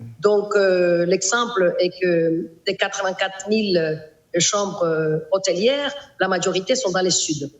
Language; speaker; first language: French; non-native, fluent; Spanish